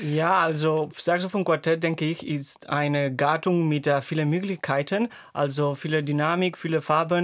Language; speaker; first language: German; non-native, fluent; Spanish